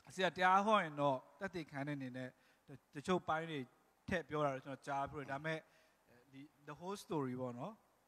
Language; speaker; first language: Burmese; non-native, local second language; Tedim Chin